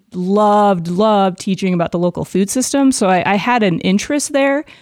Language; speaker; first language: English; native; English